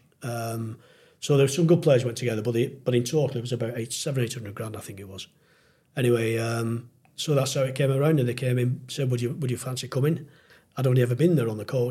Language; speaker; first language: English; native; English